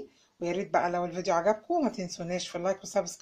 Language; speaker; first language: Arabic; native; Arabic